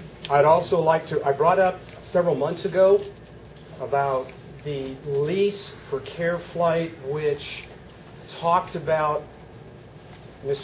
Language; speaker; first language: English; native; English